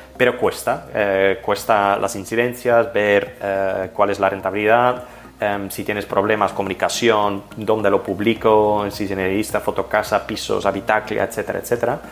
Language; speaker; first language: Spanish; non-native, fluent; Dutch